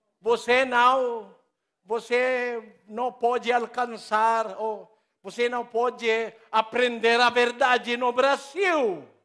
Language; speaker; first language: Portuguese; non-native, learner; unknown